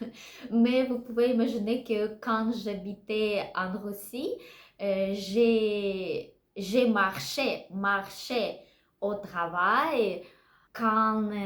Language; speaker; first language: French; non-native, learner; Russian